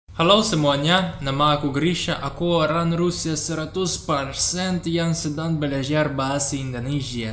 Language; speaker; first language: Indonesian; non-native, learner; Russian